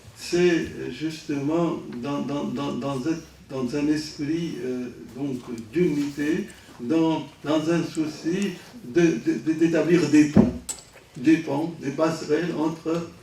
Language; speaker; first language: French; non-native, local second language; Arabic